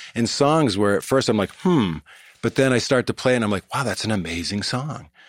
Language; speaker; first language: English; native; English